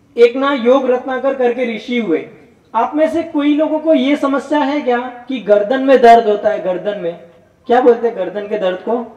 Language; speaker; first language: Hindi; non-native, local second language; Gujarati